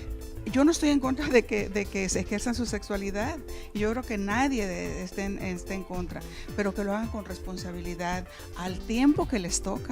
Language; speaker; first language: Spanish; native; Spanish